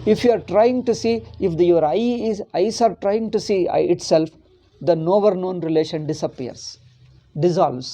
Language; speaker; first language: English; non-native, local second language; Kannada